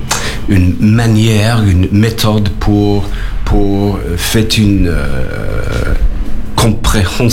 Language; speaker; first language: French; non-native, learner; English